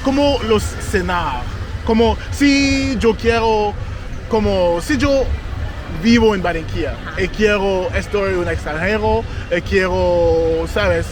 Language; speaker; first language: Spanish; non-native, learner; English